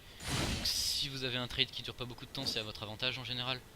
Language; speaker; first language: French; native; French